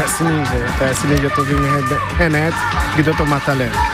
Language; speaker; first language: Czech; non-native, learner; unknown